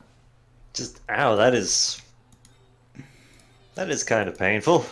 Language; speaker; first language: English; native; English